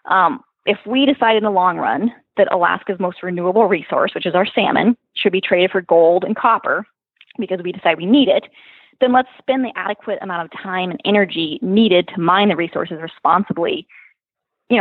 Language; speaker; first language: English; native; English